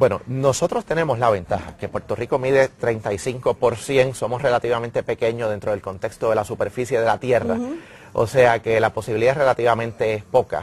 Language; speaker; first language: Spanish; native; Spanish